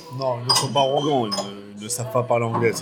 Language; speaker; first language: French; native; French